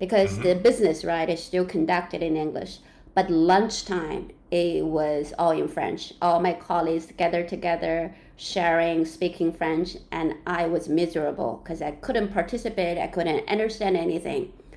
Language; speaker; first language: English; non-native, fluent; Chinese